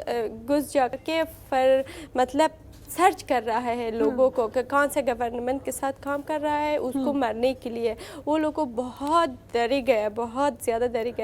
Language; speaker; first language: Hindi; non-native, learner; Persian